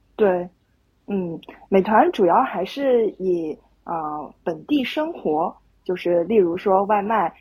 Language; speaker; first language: Chinese; native; Chinese